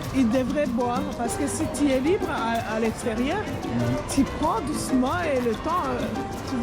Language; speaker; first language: French; non-native, local second language; Kinyarwanda